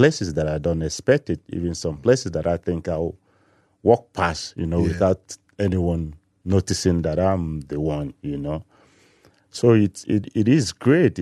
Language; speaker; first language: English; non-native, local second language; Igbo